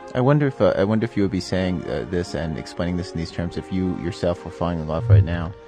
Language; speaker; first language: English; native; English